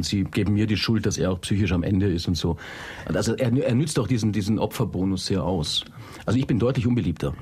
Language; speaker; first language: German; native; German